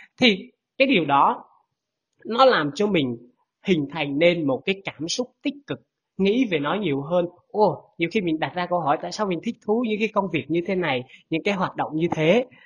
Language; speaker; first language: Vietnamese; non-native, local second language; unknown